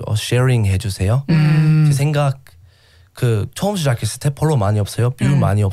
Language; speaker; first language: Korean; non-native, learner; English